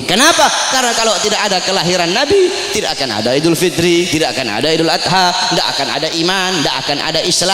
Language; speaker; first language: Indonesian; native; Indonesian